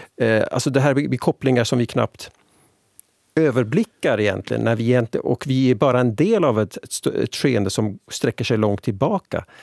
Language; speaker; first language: Swedish; native; Swedish